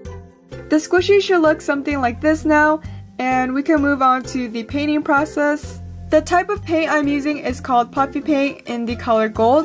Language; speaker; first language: English; native; English